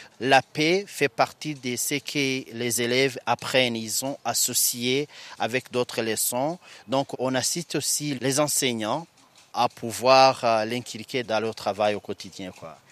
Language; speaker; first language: French; non-native, local second language; Kinyarwanda